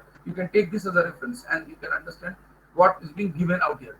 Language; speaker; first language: English; non-native, local second language; Bangla